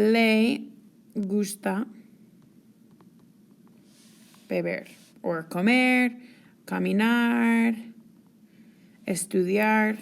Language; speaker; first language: Spanish; non-native, fluent; English